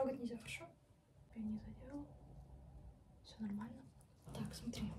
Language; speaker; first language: Russian; native; Russian